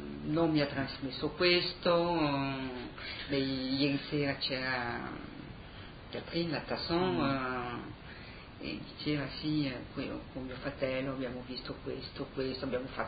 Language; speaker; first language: Italian; early bilingual, heritage; Italian